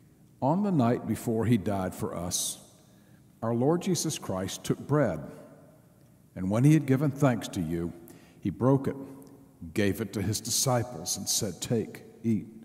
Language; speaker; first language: English; native; English